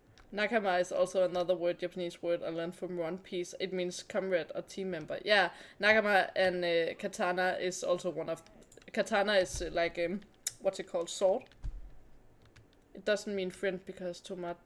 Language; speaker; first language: English; non-native, fluent; Danish